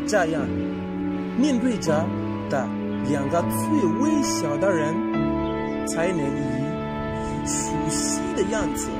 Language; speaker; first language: Chinese; non-native, fluent; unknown